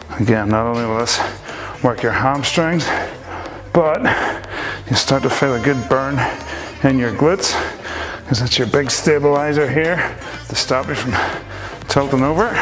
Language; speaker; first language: English; native; English